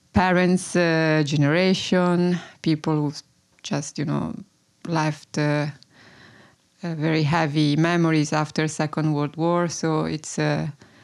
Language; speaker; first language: English; non-native, fluent; Italian